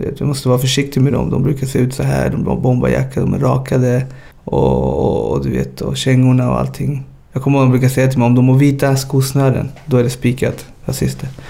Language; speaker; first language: Swedish; early bilingual, other home language; Spanish